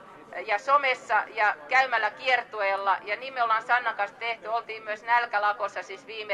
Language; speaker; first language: Finnish; native; Finnish